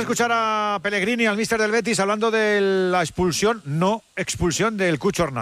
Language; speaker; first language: Spanish; native; Spanish